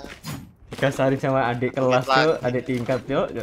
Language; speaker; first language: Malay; non-native, local second language; Javanese